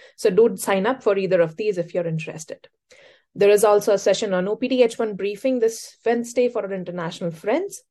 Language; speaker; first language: English; non-native, local second language; Hindi